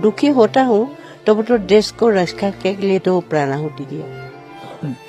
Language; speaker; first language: Hindi; non-native, local second language; Assamese